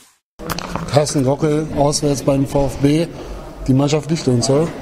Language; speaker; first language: German; native; German